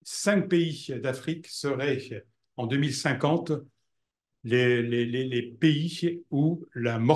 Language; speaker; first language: French; native; French